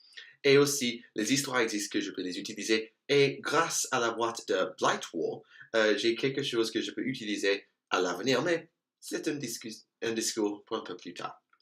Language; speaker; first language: French; non-native, learner; English